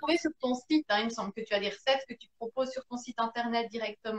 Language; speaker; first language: French; native; French